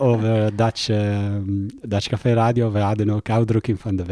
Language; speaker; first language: Dutch; non-native, learner; Italian